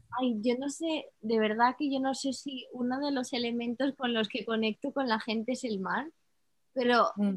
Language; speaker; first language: Spanish; native; Spanish